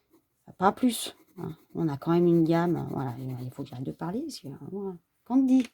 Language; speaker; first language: French; native; French